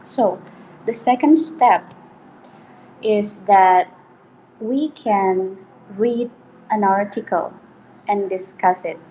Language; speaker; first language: English; non-native, fluent; Indonesian